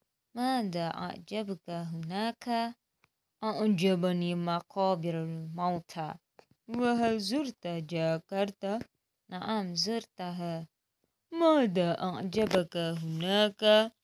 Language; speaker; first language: Arabic; non-native, fluent; Indonesian